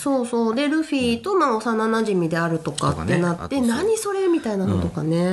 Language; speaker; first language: Japanese; native; Japanese